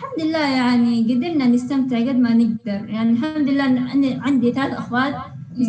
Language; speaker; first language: Arabic; early bilingual, other home language; Indonesian